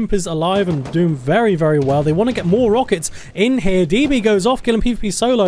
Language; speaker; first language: English; native; English